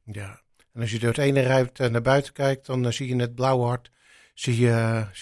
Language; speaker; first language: Dutch; native; Dutch